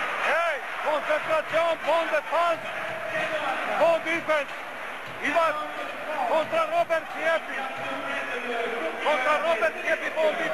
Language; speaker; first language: French; non-native, learner; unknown